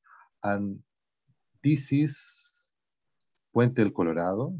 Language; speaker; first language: English; non-native, learner; Spanish